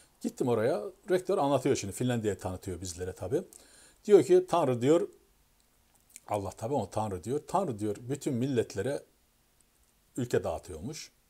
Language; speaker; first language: Turkish; native; Turkish